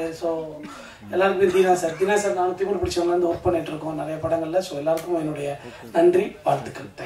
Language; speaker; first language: Tamil; native; Tamil